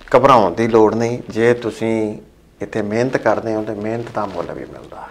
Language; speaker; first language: Punjabi; native; Punjabi